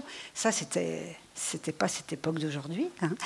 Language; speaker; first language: French; native; French